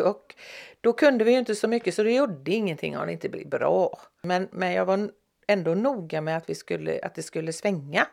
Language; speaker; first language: Swedish; native; Swedish